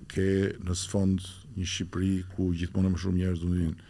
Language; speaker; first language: Albanian; native; Albanian